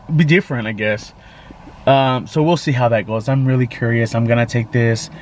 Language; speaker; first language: English; native; English